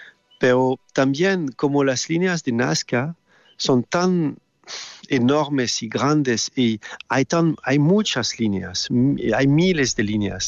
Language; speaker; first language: Spanish; non-native, fluent; French